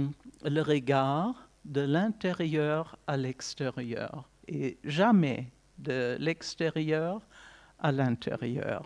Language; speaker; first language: French; non-native, fluent; German